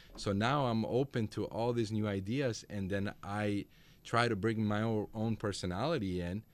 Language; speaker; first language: English; early bilingual, other home language; Macedonian